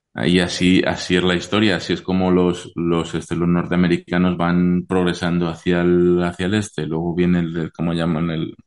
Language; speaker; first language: Spanish; native; Spanish